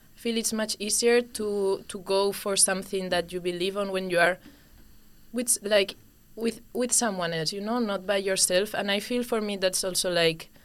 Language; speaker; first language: English; non-native, fluent; Spanish